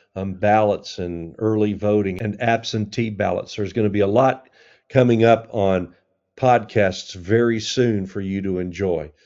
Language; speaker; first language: English; native; English